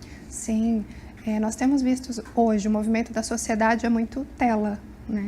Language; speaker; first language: Portuguese; native; Portuguese